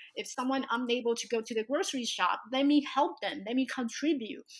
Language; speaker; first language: English; early bilingual, other home language; Chinese